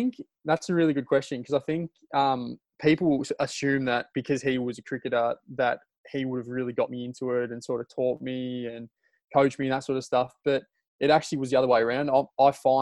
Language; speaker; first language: English; native; English